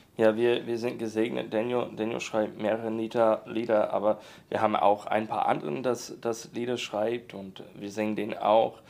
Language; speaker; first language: German; non-native, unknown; English